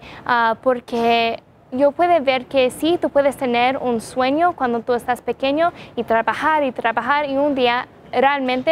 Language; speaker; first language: Spanish; non-native, learner; English